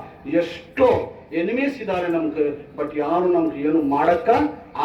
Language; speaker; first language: Kannada; non-native, fluent; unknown